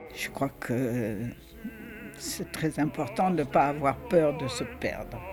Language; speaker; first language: French; native; French